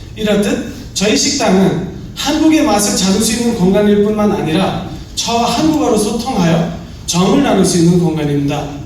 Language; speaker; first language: Korean; non-native, fluent; Nepali